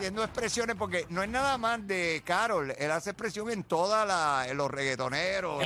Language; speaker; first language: Spanish; native; Spanish